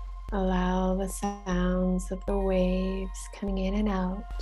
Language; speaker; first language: English; native; English